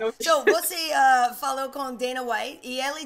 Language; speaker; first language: Portuguese; non-native, learner; English